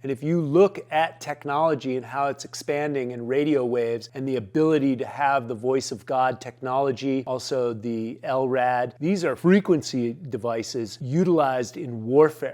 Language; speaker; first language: English; native; English